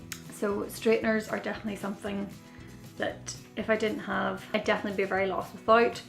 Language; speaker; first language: English; native; English